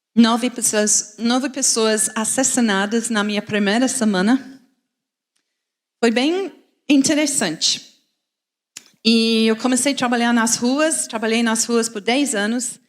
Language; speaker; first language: Portuguese; non-native, fluent; English